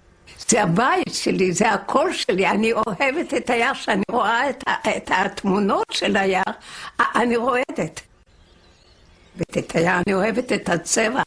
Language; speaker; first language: Hebrew; non-native, fluent; Yiddish